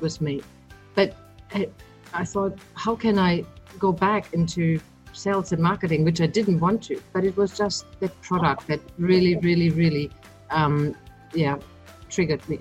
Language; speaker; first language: English; non-native, fluent; German